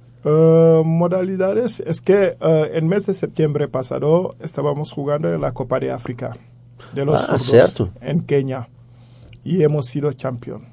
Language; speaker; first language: Spanish; non-native, fluent; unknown